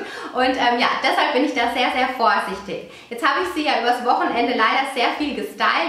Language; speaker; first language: German; native; German